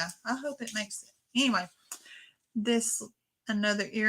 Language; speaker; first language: English; native; English